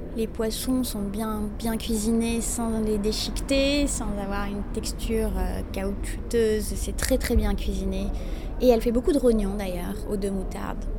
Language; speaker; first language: French; non-native, local second language; Arabic